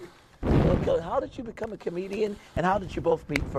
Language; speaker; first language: English; native; English